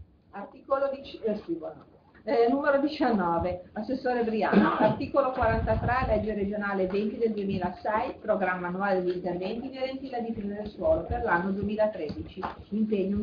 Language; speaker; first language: Italian; native; Italian